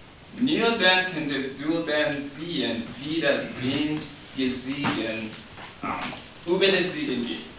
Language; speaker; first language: German; non-native, learner; English